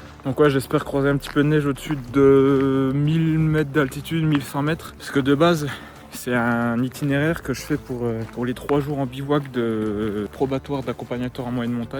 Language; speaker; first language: French; native; French